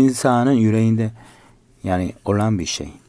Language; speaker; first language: Turkish; non-native, learner; Korean